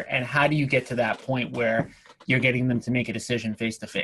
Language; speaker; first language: English; native; English